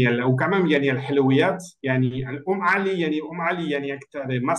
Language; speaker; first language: Arabic; non-native, learner; Spanish